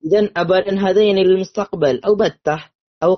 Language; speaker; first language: Arabic; non-native, learner; Indonesian